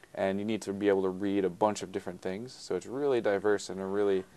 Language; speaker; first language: English; native; English